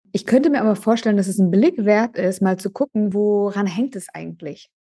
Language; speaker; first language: German; native; German